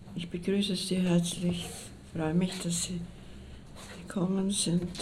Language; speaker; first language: German; native; German